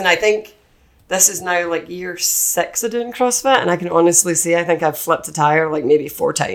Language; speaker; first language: English; native; English